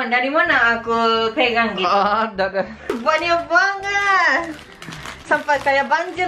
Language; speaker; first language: Indonesian; non-native, learner; Japanese